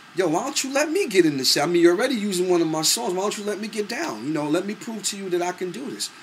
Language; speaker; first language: English; native; English